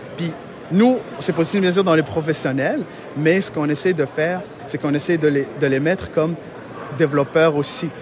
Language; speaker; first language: French; non-native, local second language; Arabic